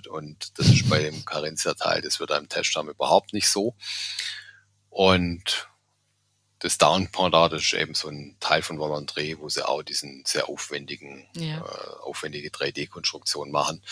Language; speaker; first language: German; native; German